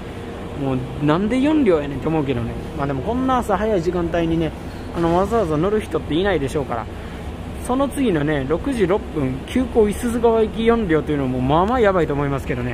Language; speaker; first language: Japanese; native; Japanese